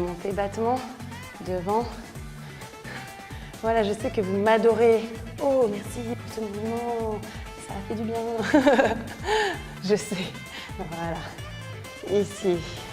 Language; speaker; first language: French; native; French